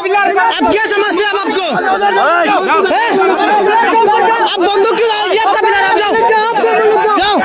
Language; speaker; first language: Hindi; non-native, learner; Bangla